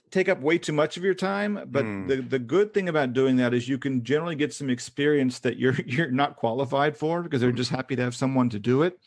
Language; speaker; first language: English; native; English